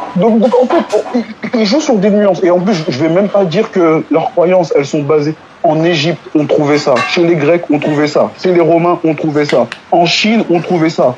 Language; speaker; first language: French; non-native, local second language; Wolof